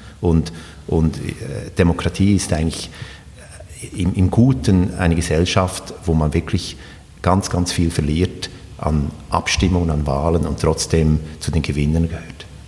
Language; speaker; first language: German; native; German